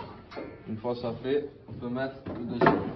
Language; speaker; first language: French; native; French